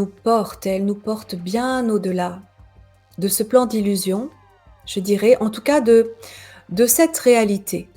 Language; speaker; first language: French; native; French